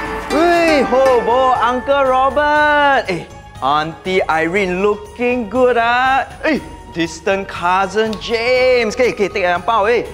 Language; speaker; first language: English; native; English